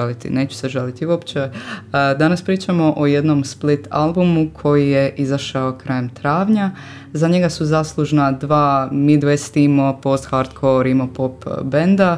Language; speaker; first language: Croatian; native; Croatian